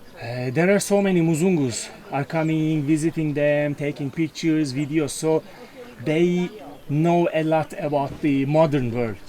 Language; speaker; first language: English; non-native, fluent; Turkish